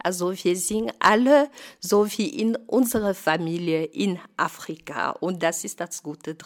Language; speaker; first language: German; non-native, fluent; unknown